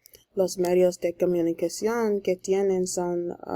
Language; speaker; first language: Spanish; non-native, learner; English